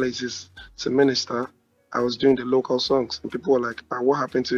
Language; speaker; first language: English; non-native, local second language; Akan